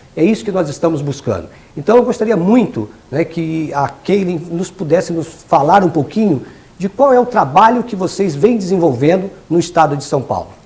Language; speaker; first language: Portuguese; native; Portuguese